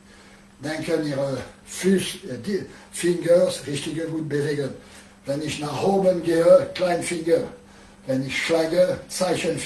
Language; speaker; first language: German; non-native, learner; French